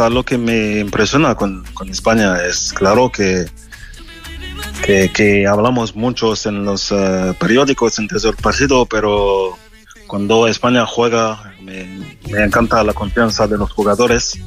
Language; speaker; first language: Spanish; non-native, fluent; French